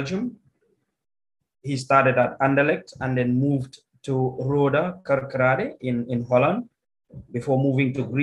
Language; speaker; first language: English; non-native, local second language; Wolof